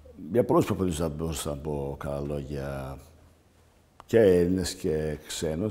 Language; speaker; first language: Greek; non-native, fluent; Serbian